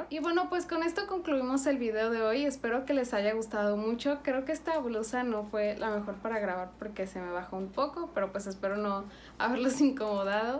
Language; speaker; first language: Spanish; native; Spanish